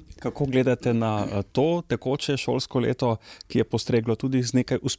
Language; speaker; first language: Slovenian; native; Slovenian